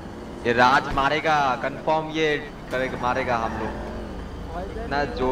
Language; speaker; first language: Hindi; native; Hindi